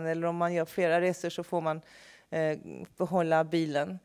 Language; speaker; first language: Swedish; non-native, fluent; English